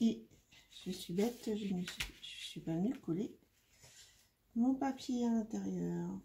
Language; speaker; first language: French; native; French